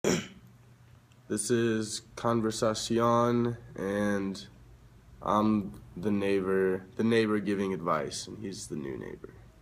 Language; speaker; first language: English; native; English